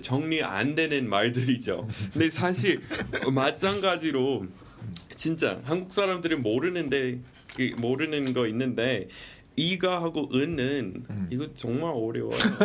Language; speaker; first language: Korean; non-native, fluent; English